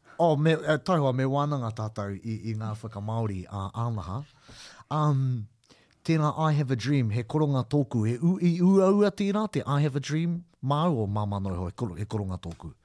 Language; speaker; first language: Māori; non-native, local second language; English